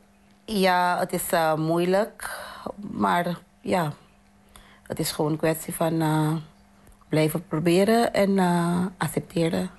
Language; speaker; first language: Dutch; non-native, fluent; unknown